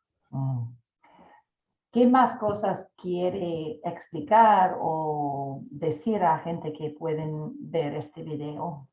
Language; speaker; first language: Spanish; non-native, fluent; English